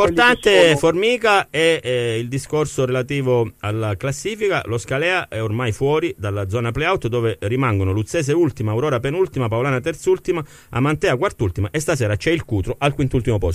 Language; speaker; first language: Italian; native; Italian